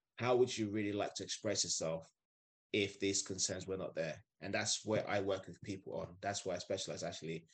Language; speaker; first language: English; non-native, local second language; Yoruba